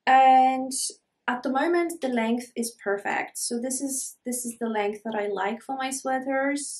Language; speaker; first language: English; non-native, fluent; Polish